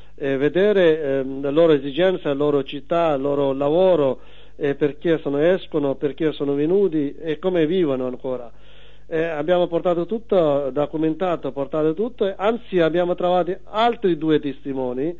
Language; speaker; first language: Italian; non-native, learner; Urdu